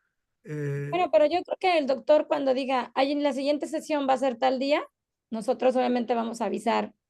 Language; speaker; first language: Spanish; native; Spanish